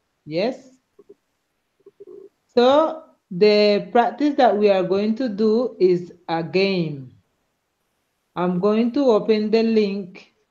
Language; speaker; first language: English; non-native, learner; Spanish